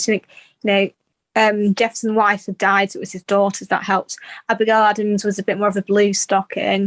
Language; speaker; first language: English; native; English